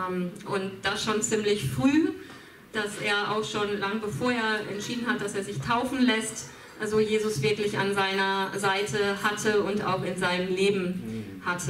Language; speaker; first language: German; native; German